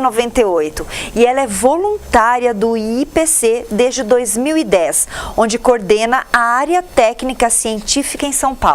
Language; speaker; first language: Portuguese; native; Portuguese